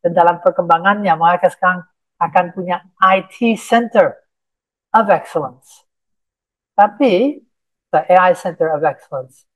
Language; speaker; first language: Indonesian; non-native, fluent; English